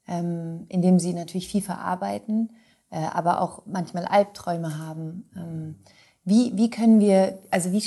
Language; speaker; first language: German; native; German